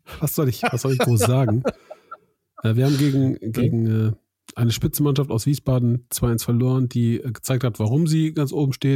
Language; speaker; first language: German; native; German